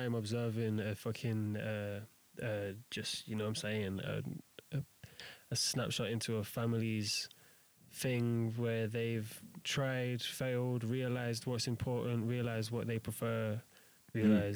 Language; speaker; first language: English; native; English